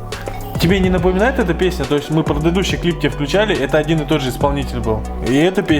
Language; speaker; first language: Russian; native; Russian